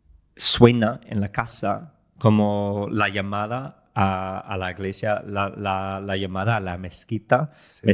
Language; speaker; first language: Spanish; non-native, fluent; English